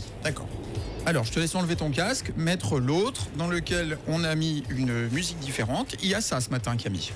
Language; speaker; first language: French; native; French